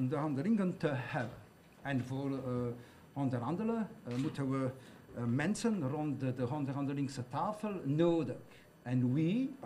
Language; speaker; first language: Dutch; non-native, local second language; French